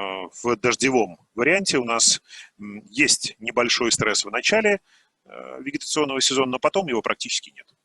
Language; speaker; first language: Russian; native; Russian